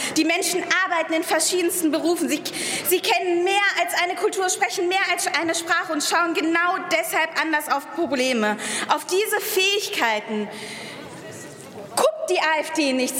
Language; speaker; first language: German; early bilingual, other home language; Persian